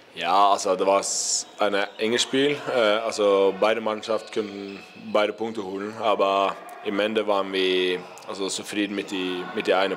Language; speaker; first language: German; non-native, learner; Norwegian